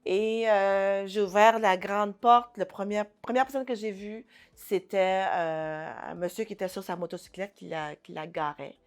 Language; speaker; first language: French; early bilingual, other home language; Haitian Creole